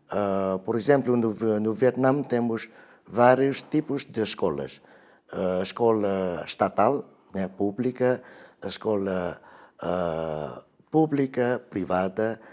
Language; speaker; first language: Portuguese; non-native, fluent; Vietnamese